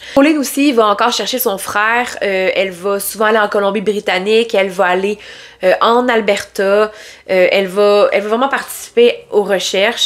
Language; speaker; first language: French; native; French